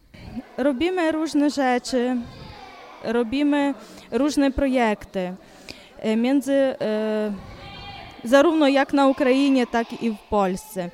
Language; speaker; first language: Ukrainian; non-native, local second language; Polish